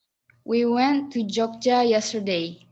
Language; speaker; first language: English; non-native, learner; Indonesian